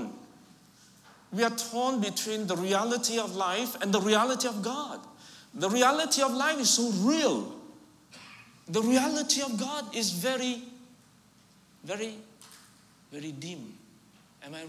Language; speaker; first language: English; non-native, fluent; Vietnamese